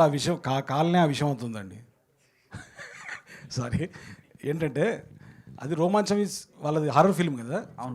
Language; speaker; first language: Telugu; native; Telugu